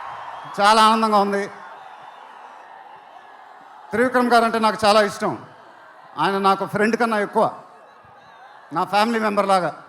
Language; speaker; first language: Telugu; native; Telugu